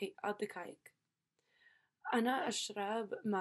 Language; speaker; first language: Arabic; non-native, learner; English